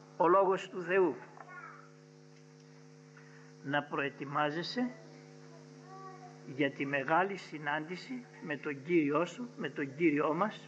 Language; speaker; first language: Greek; native; Greek